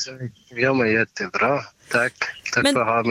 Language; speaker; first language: Swedish; non-native, learner; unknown